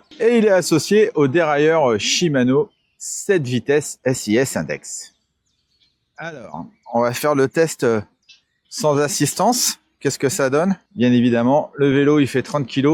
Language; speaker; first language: French; native; French